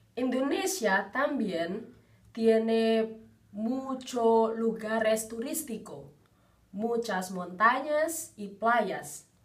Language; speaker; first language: Spanish; non-native, learner; Indonesian